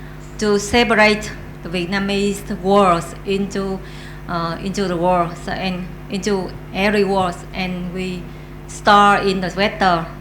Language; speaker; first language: English; non-native, learner; Vietnamese